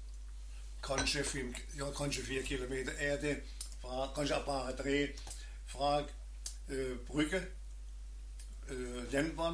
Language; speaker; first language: Danish; non-native, learner; German